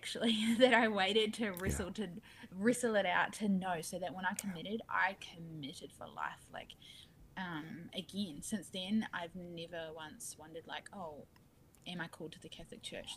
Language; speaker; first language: English; native; English